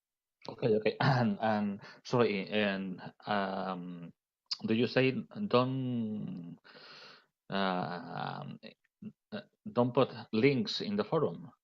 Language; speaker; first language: English; non-native, learner; Catalan